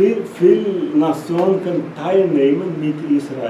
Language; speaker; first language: German; non-native, learner; Portuguese